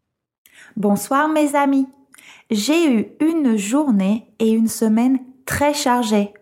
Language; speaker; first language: French; non-native, fluent; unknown